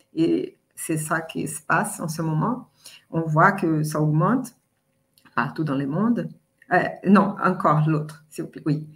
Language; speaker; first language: French; non-native, fluent; Portuguese